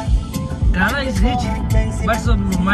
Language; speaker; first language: English; non-native, learner; Hindi